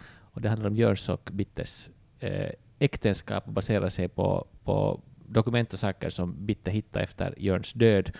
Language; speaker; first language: Swedish; native; Swedish